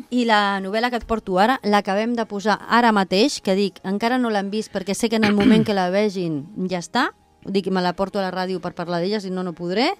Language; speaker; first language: Catalan; non-native, local second language; Spanish